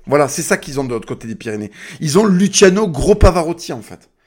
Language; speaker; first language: French; non-native, local second language; Spanish